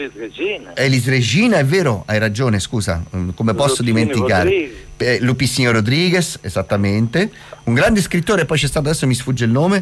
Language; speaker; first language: Italian; native; Italian